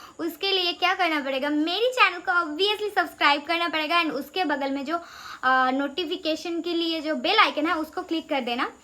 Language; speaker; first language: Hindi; non-native, local second language; Bangla